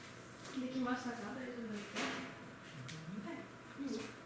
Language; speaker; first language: Japanese; non-native, learner; French